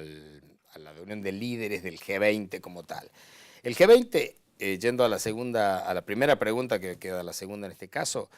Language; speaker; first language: Spanish; native; Spanish